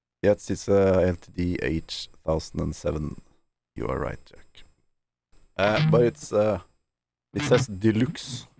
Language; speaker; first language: English; non-native, fluent; Norwegian